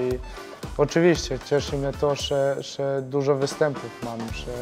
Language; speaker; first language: Polish; non-native, fluent; Serbian